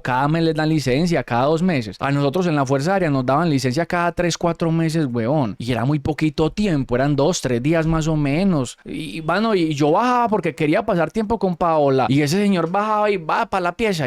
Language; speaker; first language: Spanish; native; Spanish